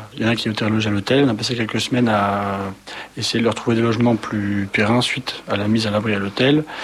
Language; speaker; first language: French; native; French